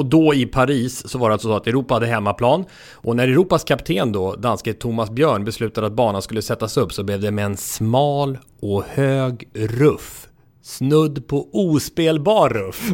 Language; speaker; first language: Swedish; native; Swedish